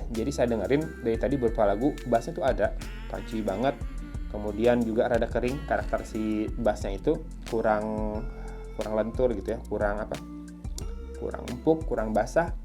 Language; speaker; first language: Indonesian; native; Indonesian